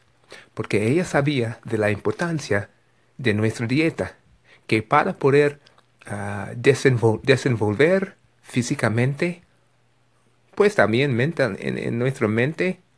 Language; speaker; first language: Spanish; non-native, fluent; English